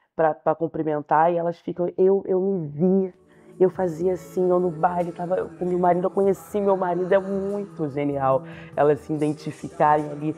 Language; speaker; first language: Portuguese; native; Portuguese